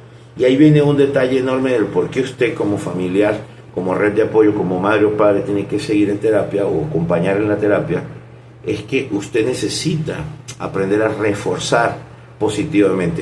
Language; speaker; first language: Spanish; native; Spanish